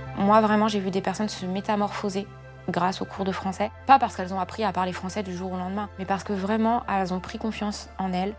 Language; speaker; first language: French; native; French